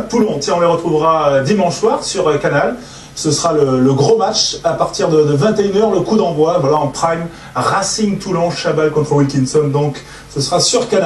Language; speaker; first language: French; native; French